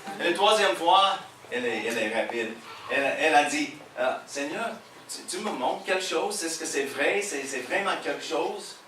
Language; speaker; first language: French; non-native, fluent; English